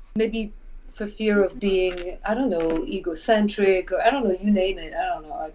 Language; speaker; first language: English; non-native, fluent; French